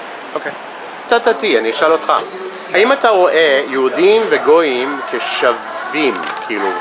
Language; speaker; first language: Hebrew; non-native, fluent; English